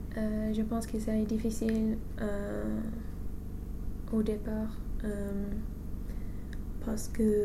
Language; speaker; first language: French; non-native, learner; English